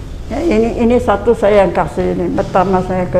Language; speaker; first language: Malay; non-native, local second language; Min Nan Chinese